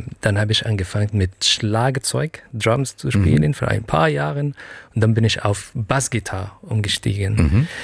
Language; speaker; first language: German; non-native, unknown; Arabic